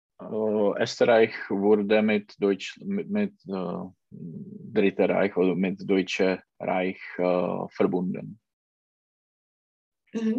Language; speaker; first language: German; non-native, learner; Czech